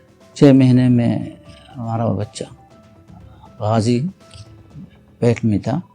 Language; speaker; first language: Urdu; non-native, local second language; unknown